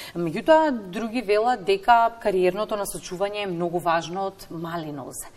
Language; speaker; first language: Macedonian; native; Macedonian